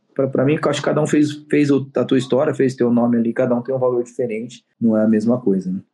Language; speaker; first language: Portuguese; native; Portuguese